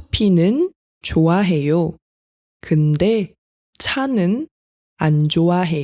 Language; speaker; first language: Korean; non-native, fluent; French